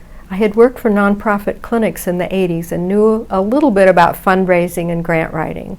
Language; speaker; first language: English; native; English